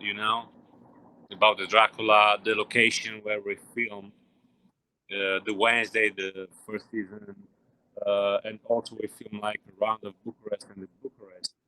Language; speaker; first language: English; non-native, learner; Romanian